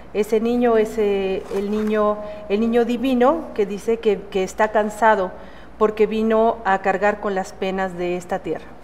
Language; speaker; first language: Spanish; native; Spanish